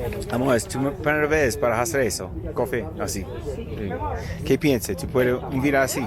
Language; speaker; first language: Spanish; non-native, learner; English